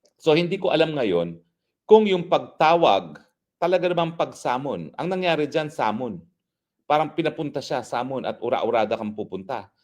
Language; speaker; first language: Filipino; native; Filipino